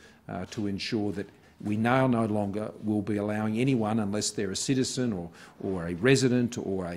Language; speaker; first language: English; native; English